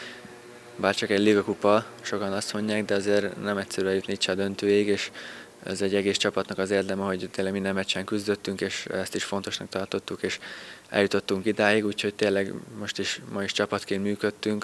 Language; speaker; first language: Hungarian; native; Hungarian